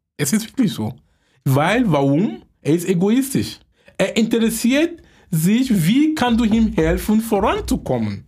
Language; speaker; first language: German; non-native, fluent; English